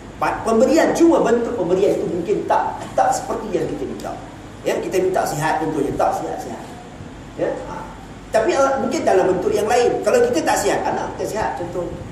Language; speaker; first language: Malay; native; Malay